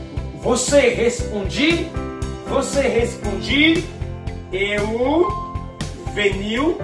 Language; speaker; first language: Portuguese; non-native, fluent; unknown